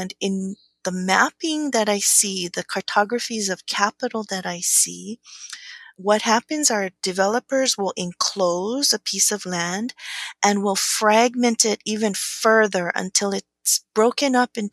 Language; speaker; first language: English; native; English